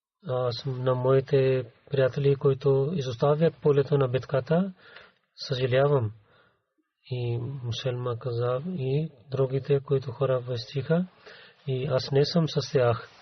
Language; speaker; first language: Bulgarian; non-native, learner; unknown